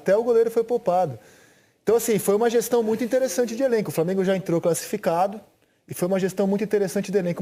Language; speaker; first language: Portuguese; native; Portuguese